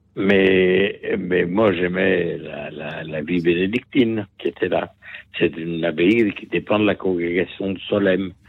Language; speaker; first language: French; native; French